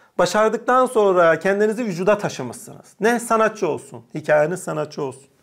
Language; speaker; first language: Turkish; native; Turkish